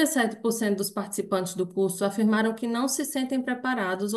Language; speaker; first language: Portuguese; native; Portuguese